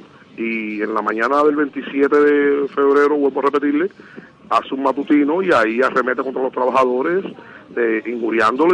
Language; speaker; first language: Spanish; native; Spanish